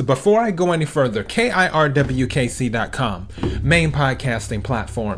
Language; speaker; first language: English; native; English